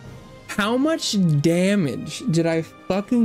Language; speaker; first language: English; native; English